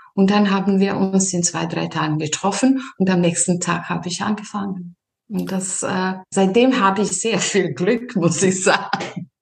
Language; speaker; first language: German; non-native, fluent; Serbian